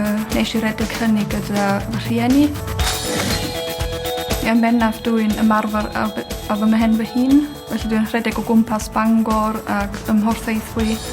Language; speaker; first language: Welsh; non-native, fluent; German